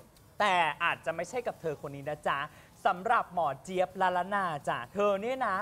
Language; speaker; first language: Thai; native; Thai